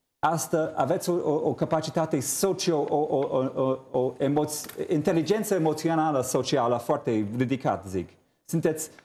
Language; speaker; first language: Romanian; non-native, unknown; English